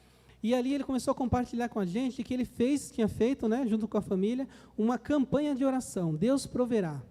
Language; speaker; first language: Portuguese; native; Portuguese